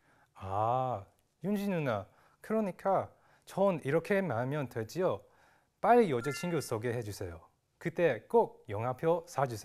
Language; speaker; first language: Korean; non-native, learner; English